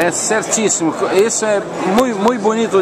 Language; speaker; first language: Spanish; non-native, fluent; Portuguese